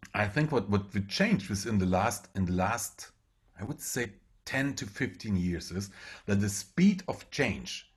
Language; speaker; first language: English; non-native, fluent; German